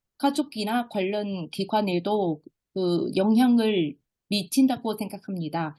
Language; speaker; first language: Korean; non-native, fluent; Vietnamese